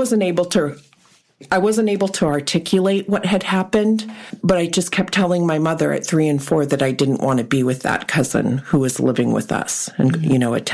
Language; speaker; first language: English; early bilingual, other home language; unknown